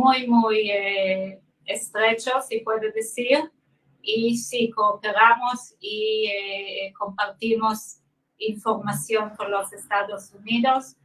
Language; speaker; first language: Spanish; non-native, fluent; Hebrew